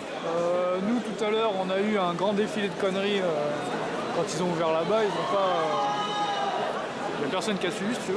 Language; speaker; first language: French; native; French